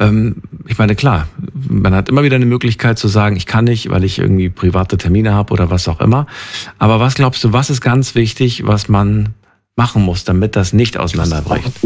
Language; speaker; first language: German; native; German